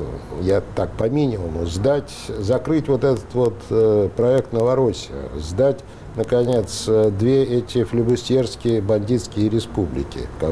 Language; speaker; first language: Russian; native; Russian